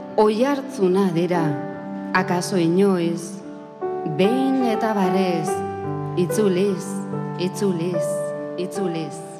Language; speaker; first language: Basque; native; Basque